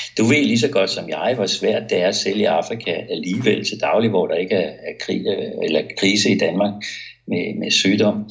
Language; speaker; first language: Danish; native; Danish